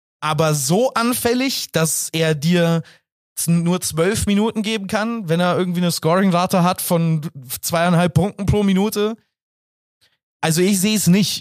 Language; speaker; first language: German; native; German